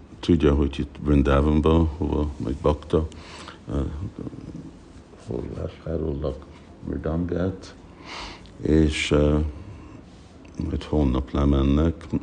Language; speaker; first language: Hungarian; early bilingual, heritage; Hungarian